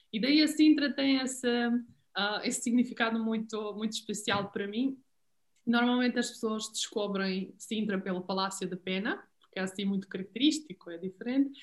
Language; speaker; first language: Portuguese; non-native, fluent; Serbian